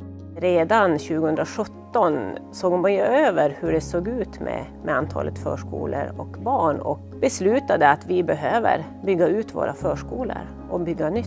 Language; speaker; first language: Swedish; native; Swedish